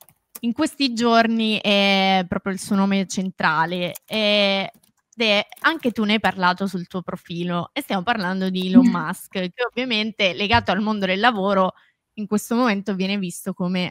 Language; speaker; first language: Italian; native; Italian